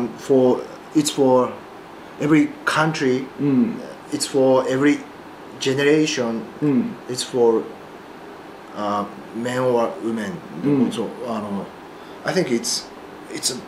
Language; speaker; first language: English; non-native, learner; Japanese